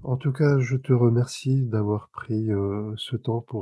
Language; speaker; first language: French; native; French